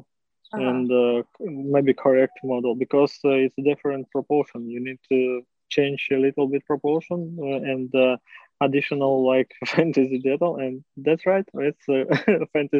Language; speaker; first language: English; non-native, learner; Russian